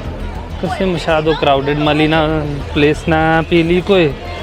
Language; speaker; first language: Filipino; non-native, learner; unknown